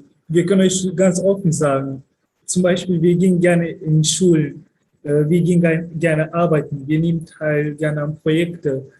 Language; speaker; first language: German; early bilingual, other home language; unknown